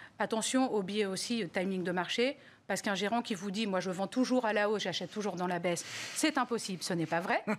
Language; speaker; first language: French; native; French